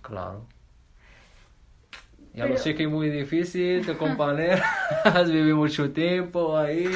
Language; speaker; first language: Spanish; non-native, learner; Arabic